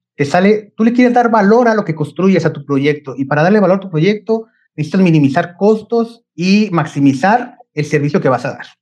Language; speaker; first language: Spanish; native; Spanish